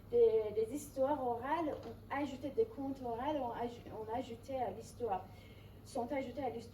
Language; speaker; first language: French; non-native, fluent; Persian